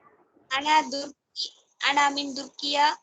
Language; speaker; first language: Arabic; non-native, learner; Tamil